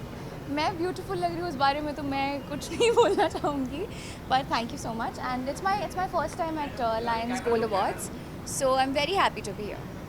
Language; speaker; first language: Hindi; native; Hindi